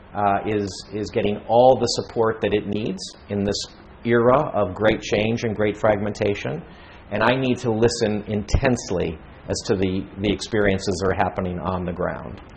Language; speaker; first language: English; native; English